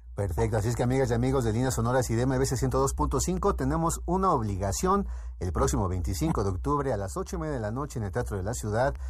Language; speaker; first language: Spanish; native; Spanish